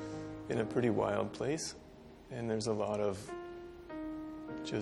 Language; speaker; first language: English; native; English